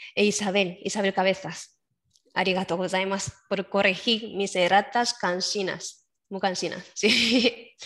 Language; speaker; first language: Spanish; non-native, fluent; Japanese